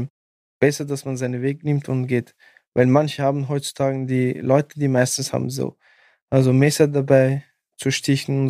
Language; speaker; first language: German; non-native, fluent; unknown